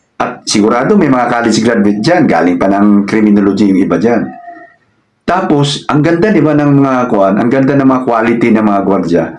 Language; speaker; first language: Filipino; native; Filipino